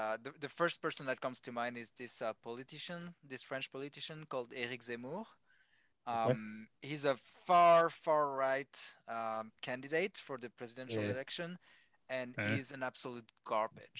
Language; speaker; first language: English; non-native, fluent; French